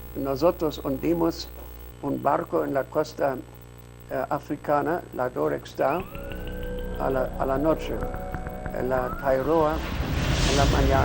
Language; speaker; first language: Spanish; non-native, fluent; German